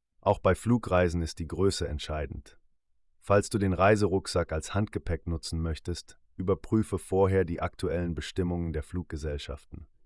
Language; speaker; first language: German; native; German